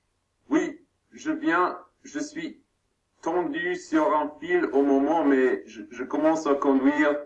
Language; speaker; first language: French; non-native, learner; German